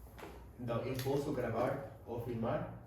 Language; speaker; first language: Portuguese; non-native, learner; English